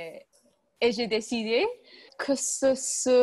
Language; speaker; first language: French; non-native, learner; English